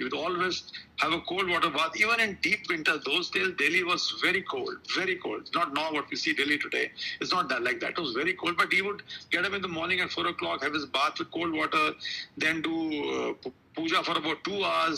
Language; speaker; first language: English; non-native, local second language; Kashmiri